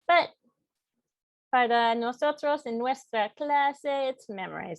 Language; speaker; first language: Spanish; non-native, fluent; English